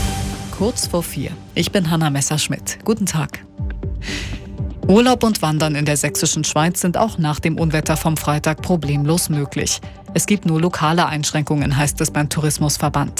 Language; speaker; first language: German; native; German